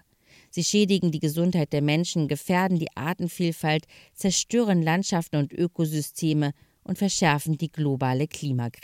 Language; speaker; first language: German; native; German